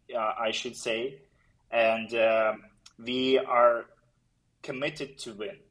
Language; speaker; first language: English; non-native, fluent; Ukrainian